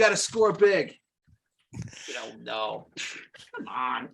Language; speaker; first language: English; native; English